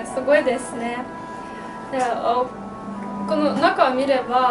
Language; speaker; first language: Japanese; non-native, fluent; Russian